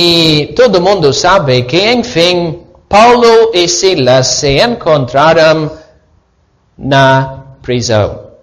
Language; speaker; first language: Portuguese; non-native, fluent; English